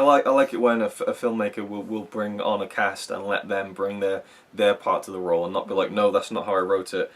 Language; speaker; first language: English; native; English